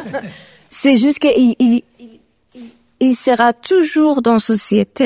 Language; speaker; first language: French; non-native, learner; Persian